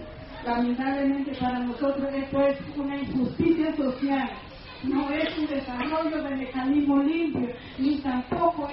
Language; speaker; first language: Spanish; non-native, local second language; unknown